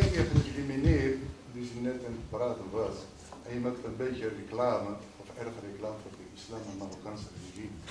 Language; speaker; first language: Dutch; non-native, fluent; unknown